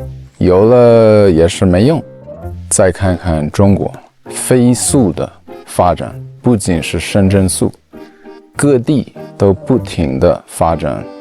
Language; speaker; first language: Chinese; non-native, fluent; English